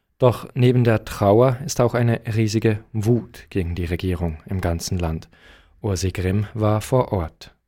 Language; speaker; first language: German; native; German